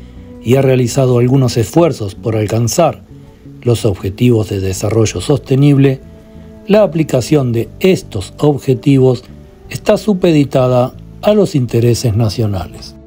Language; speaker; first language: Spanish; native; Spanish